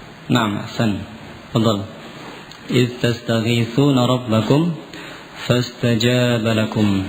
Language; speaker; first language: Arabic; non-native, fluent; Indonesian